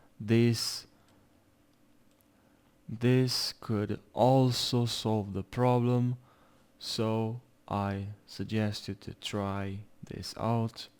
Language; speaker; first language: English; non-native, fluent; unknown